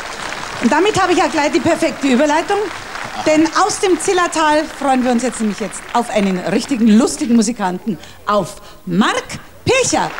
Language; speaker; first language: German; native; German